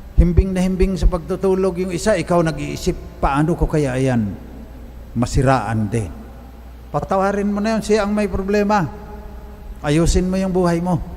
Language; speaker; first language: Filipino; non-native, local second language; Cebuano